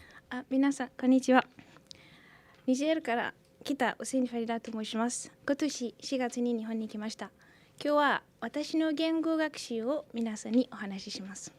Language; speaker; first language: Japanese; non-native, fluent; Hausa